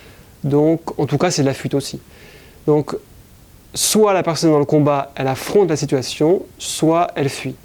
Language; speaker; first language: French; native; French